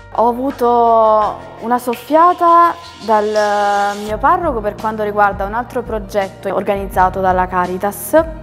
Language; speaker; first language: Italian; native; Italian